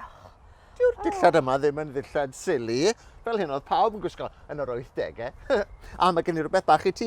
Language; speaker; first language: Welsh; native; Welsh